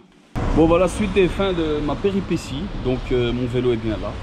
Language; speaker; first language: French; native; French